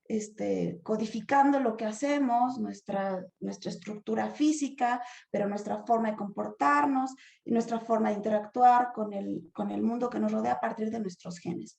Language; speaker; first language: Spanish; native; Spanish